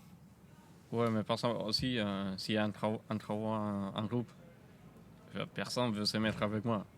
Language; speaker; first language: French; non-native, fluent; Spanish